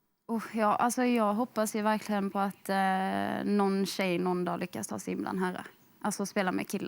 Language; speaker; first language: Swedish; native; Swedish